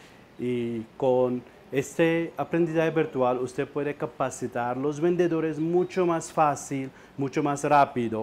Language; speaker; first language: Spanish; non-native, fluent; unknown